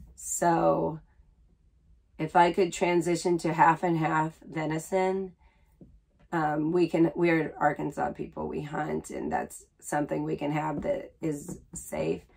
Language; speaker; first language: English; native; English